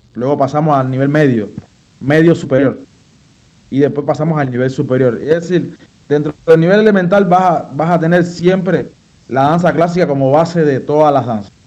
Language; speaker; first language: Spanish; native; Spanish